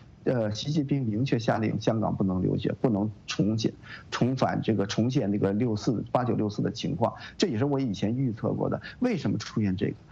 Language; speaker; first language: Chinese; native; Chinese